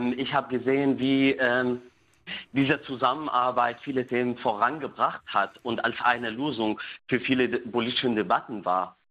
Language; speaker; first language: German; non-native, fluent; Arabic